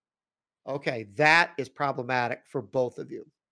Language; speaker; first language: English; native; English